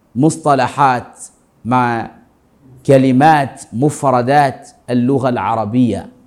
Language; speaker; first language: Arabic; non-native, fluent; Swahili